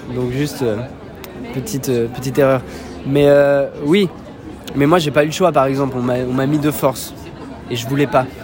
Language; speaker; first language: French; native; French